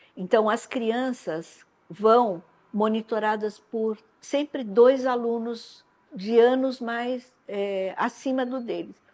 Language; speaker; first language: Portuguese; non-native, local second language; Japanese